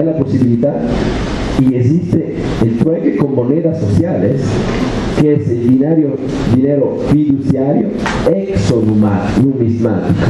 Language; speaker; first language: Spanish; non-native, fluent; Italian